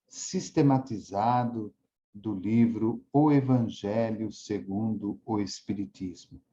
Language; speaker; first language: Portuguese; native; Portuguese